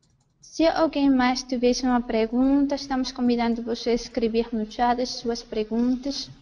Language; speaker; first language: Portuguese; non-native, fluent; Spanish